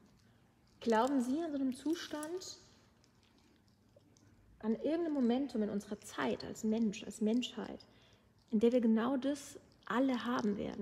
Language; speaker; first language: German; native; German